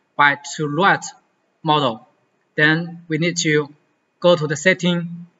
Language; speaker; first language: English; non-native, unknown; Chinese